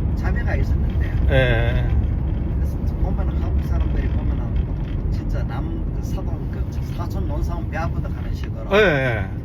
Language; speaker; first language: Korean; native; Korean